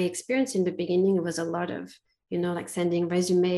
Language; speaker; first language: English; non-native, fluent; French